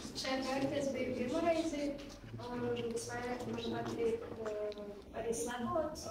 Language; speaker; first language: Latvian; non-native, local second language; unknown